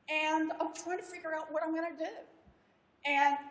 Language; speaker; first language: English; native; English